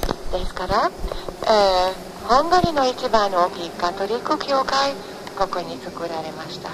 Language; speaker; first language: Japanese; non-native, fluent; Hungarian